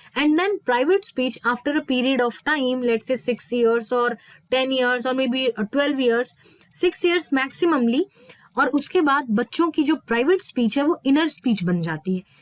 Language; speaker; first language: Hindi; native; Hindi